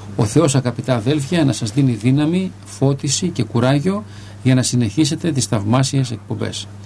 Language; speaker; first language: Greek; native; Greek